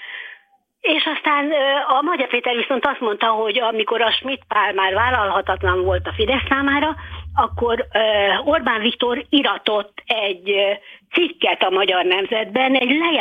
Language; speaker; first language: Hungarian; native; Hungarian